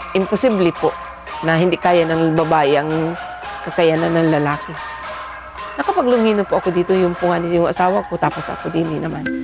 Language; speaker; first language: Filipino; native; Filipino